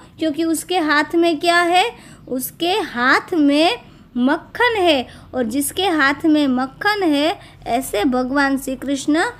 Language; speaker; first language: Hindi; non-native, local second language; Gujarati